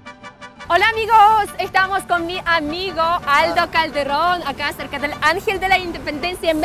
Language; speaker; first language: Spanish; non-native, learner; Russian